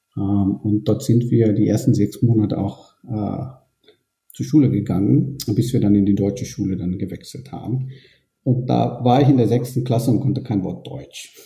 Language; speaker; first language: German; early bilingual, other home language; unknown